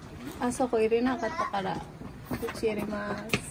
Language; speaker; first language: Japanese; non-native, learner; Filipino